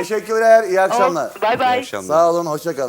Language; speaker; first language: Turkish; native; Turkish